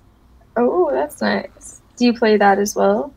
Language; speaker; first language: English; native; English